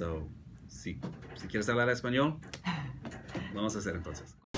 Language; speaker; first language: Spanish; early bilingual, heritage; English